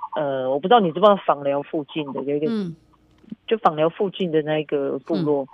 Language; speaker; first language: Chinese; native; Chinese